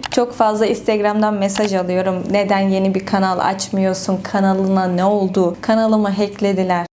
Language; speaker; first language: Turkish; native; Turkish